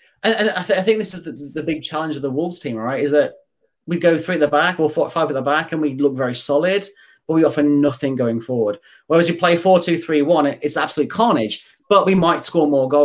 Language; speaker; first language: English; native; English